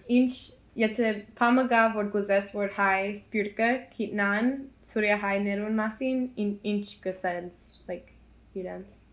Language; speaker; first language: Armenian; early bilingual, heritage; Armenian